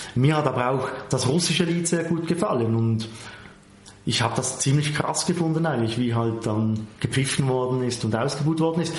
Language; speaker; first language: German; native; German